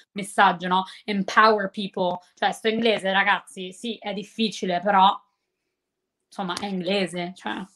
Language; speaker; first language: Italian; native; Italian